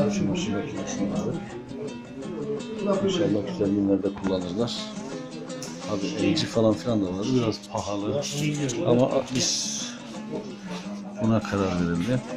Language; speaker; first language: Turkish; native; Turkish